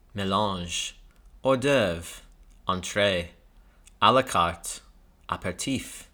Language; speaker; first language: French; non-native, fluent; English